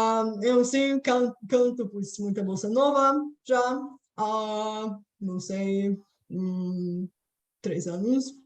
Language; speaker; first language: Portuguese; non-native, fluent; Bulgarian